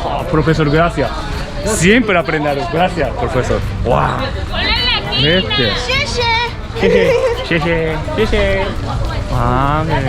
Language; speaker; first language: Spanish; non-native, learner; Japanese